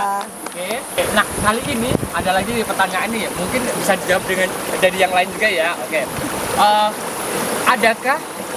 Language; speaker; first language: Indonesian; native; Indonesian